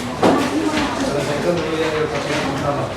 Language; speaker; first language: Indonesian; native; Indonesian